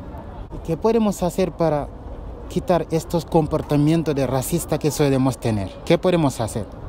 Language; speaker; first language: Spanish; non-native, fluent; Wolof